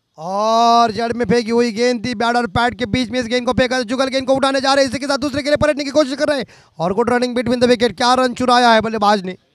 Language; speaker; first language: Hindi; non-native, local second language; Marathi